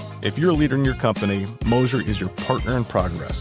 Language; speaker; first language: English; native; English